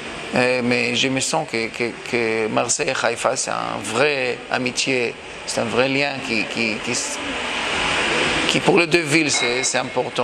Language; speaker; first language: French; non-native, fluent; Hebrew